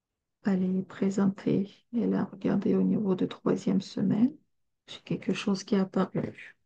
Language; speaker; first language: French; non-native, fluent; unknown